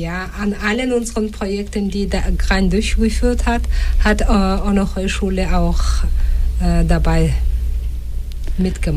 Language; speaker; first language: German; non-native, fluent; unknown